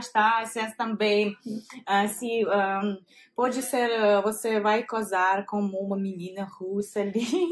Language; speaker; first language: Portuguese; non-native, fluent; Russian